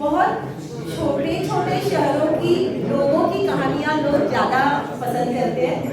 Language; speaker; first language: Hindi; non-native, local second language; Marathi